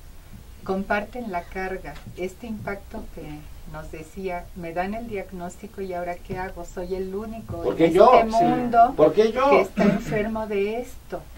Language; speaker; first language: Spanish; native; Spanish